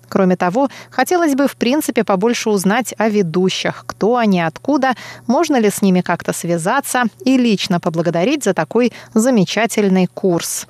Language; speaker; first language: Russian; non-native, fluent; Chinese